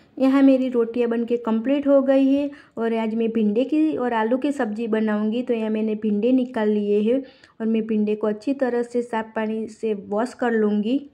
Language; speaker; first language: Hindi; non-native, local second language; Gujarati